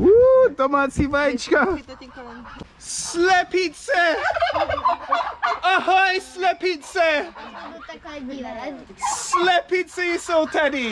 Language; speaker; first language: Czech; non-native, learner; English